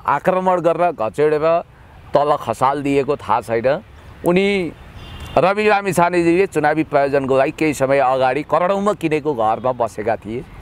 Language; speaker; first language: Nepali; native; Nepali